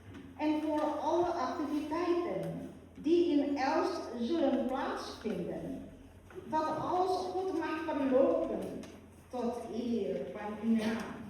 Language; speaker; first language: Dutch; early bilingual, other home language; Malay